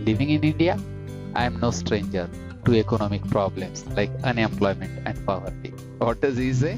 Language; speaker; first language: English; non-native, local second language; Marathi